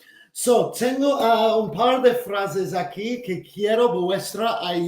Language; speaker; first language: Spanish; non-native, fluent; English